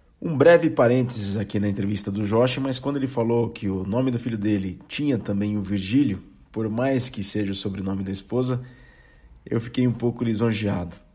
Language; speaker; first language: Portuguese; native; Portuguese